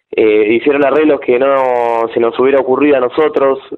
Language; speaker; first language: Spanish; native; Spanish